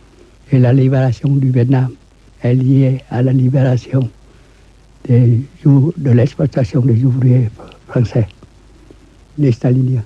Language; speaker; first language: French; non-native, fluent; Vietnamese